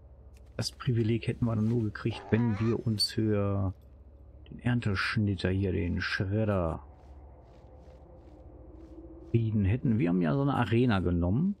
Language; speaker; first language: German; native; German